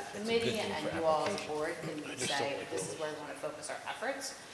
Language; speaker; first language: English; native; English